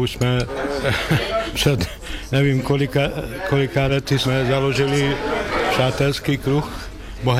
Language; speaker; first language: Czech; non-native, fluent; Hungarian